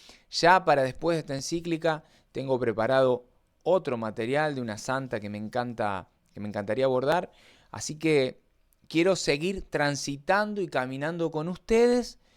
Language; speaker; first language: Spanish; native; Spanish